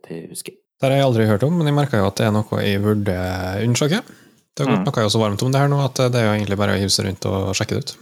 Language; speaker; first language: Norwegian; native; Norwegian